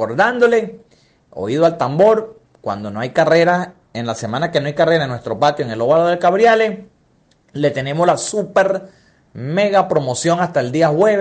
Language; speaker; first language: Spanish; native; Spanish